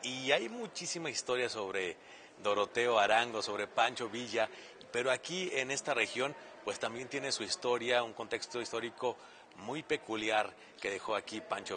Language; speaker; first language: Spanish; native; Spanish